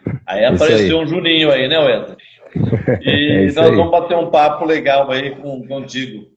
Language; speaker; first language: Portuguese; native; Portuguese